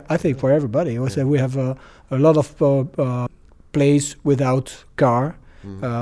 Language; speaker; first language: English; non-native, learner; French